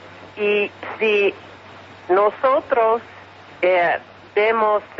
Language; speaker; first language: Spanish; non-native, fluent; English